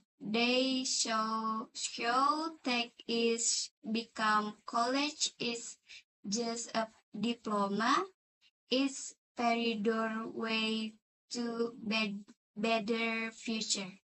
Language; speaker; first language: English; non-native, learner; Indonesian